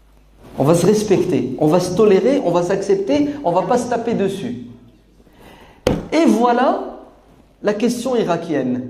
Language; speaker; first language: French; native; French